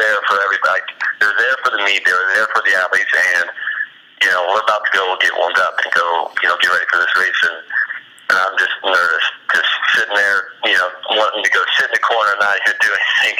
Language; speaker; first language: English; native; English